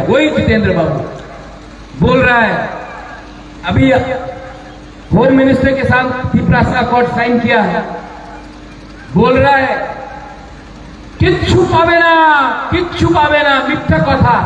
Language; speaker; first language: Hindi; non-native, local second language; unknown